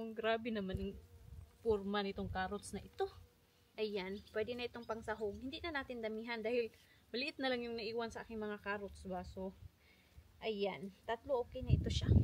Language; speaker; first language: Filipino; non-native, local second language; Cebuano